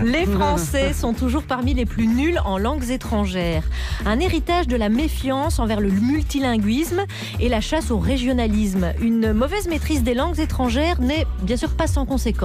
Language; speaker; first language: French; native; French